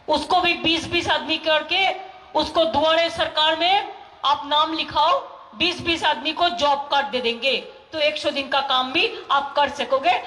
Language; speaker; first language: Hindi; non-native, local second language; Bangla